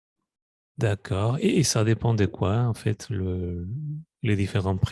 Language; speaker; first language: French; non-native, fluent; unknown